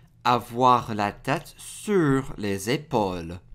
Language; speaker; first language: French; non-native, fluent; English